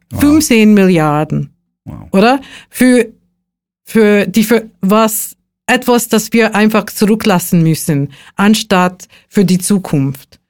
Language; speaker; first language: German; non-native, fluent; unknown